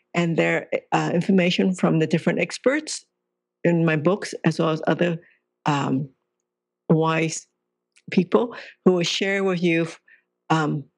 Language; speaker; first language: English; non-native, local second language; Cantonese